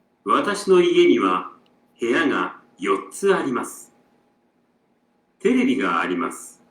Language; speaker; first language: Japanese; non-native, learner; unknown